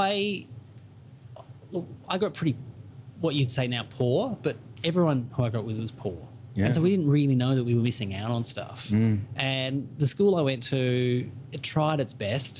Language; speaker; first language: English; native; English